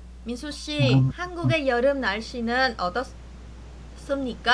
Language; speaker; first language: Korean; non-native, fluent; Vietnamese